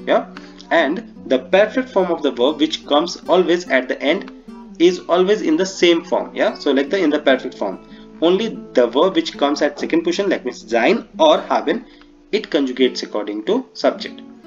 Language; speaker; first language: English; non-native, local second language; Hindi